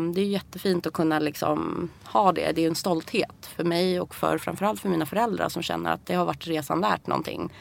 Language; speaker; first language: Swedish; early bilingual, other home language; Persian